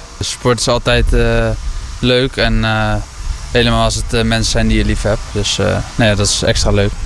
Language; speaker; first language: Dutch; native; Dutch